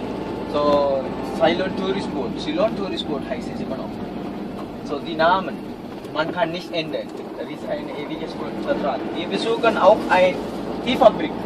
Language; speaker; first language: German; non-native, learner; Sinhala